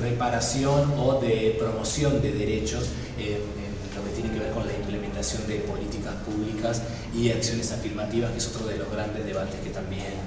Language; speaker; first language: Spanish; native; Spanish